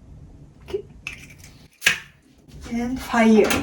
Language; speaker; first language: English; non-native, learner; Japanese